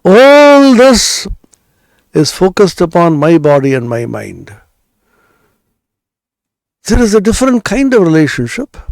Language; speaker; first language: English; non-native, local second language; Bangla